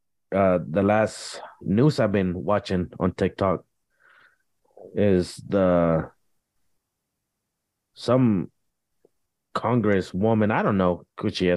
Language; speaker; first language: English; early bilingual, other home language; Spanish